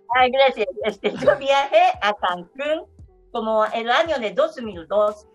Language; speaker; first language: Spanish; non-native, learner; Japanese